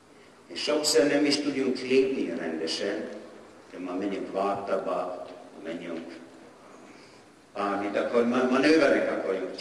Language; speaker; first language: Hungarian; non-native, learner; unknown